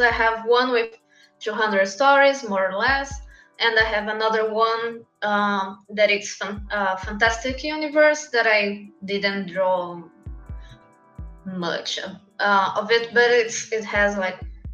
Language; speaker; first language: English; non-native, fluent; Portuguese